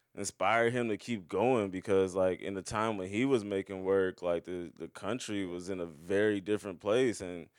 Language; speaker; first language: English; native; English